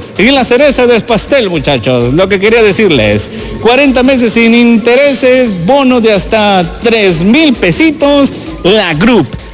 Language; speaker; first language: Spanish; native; Spanish